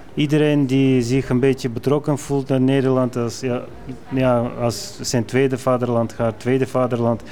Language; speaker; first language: Dutch; non-native, fluent; Bulgarian